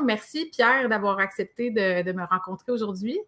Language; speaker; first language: French; native; French